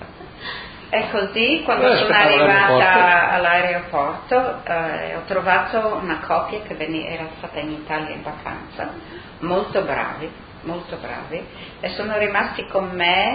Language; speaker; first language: Italian; non-native, local second language; Friulian